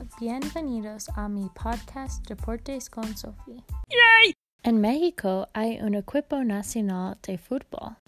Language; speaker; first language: Spanish; non-native, learner; English